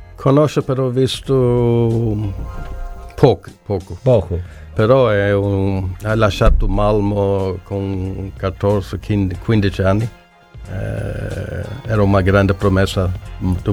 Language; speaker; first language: Italian; non-native, learner; Swedish